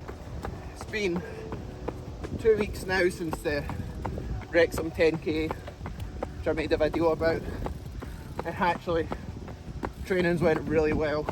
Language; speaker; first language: English; native; English